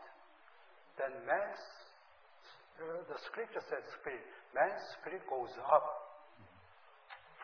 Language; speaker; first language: English; non-native, learner; Korean